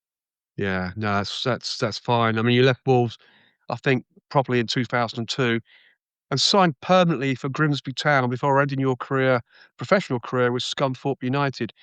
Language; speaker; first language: English; native; English